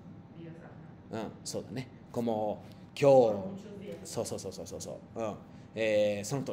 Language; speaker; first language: Japanese; non-native, fluent; Spanish